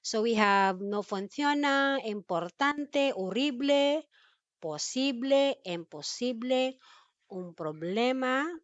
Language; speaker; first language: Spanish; non-native, fluent; Filipino